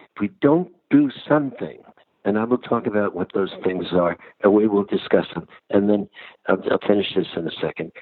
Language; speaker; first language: English; early bilingual, other home language; Ukrainian